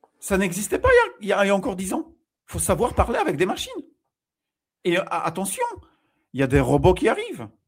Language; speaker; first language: French; non-native, fluent; Polish